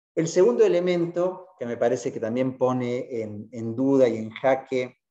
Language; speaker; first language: Spanish; native; Spanish